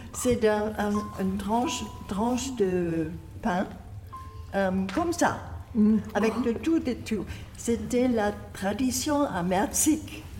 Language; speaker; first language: French; non-native, learner; German